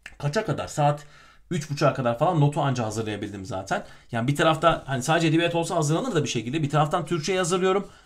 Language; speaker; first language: Turkish; native; Turkish